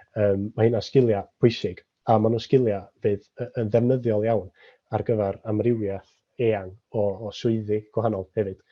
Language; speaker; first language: Welsh; native; Welsh